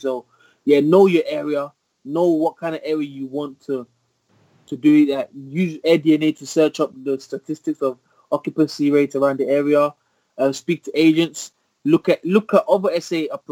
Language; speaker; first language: English; native; English